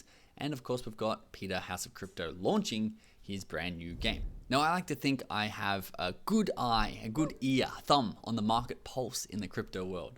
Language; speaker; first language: English; native; English